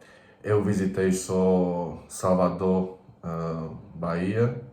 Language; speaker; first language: Portuguese; non-native, fluent; Croatian